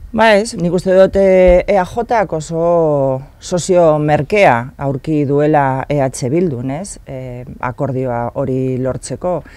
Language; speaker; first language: Basque; non-native, local second language; Spanish